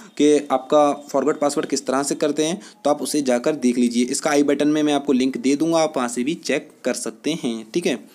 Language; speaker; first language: Hindi; native; Hindi